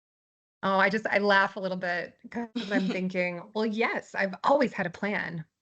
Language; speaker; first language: English; native; English